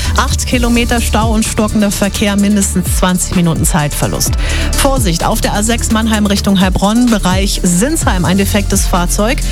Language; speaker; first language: German; native; German